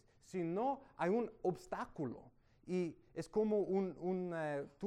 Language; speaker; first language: Spanish; non-native, fluent; English